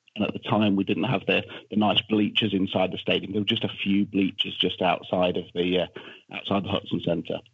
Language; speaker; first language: English; native; English